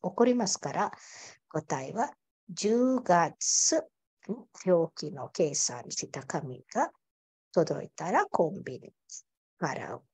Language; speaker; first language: Japanese; non-native, fluent; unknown